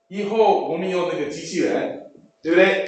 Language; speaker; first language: Chinese; non-native, learner; English